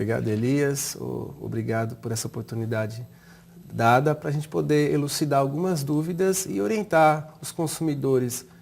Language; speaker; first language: Portuguese; native; Portuguese